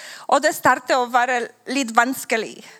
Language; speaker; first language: Swedish; non-native, learner; Polish